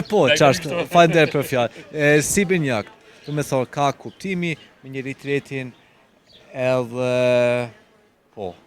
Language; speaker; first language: Albanian; non-native, fluent; German